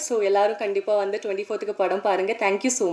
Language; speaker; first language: Tamil; non-native, fluent; Malayalam